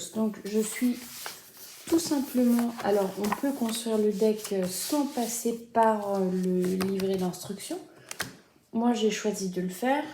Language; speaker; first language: French; native; French